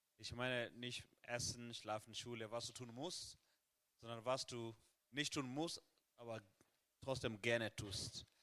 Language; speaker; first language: German; non-native, fluent; Swahili